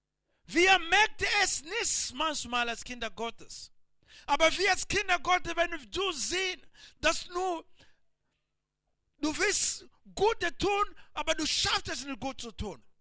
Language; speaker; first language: German; non-native, learner; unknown